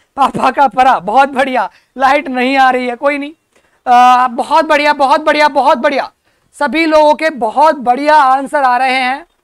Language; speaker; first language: Hindi; native; Hindi